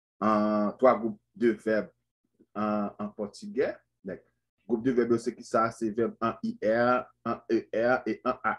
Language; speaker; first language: French; non-native, local second language; Haitian Creole